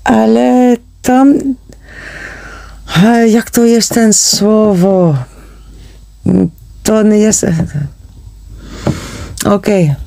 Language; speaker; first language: Polish; non-native, learner; Dutch